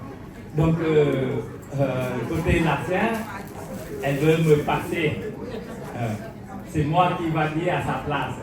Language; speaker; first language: French; non-native, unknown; Khmer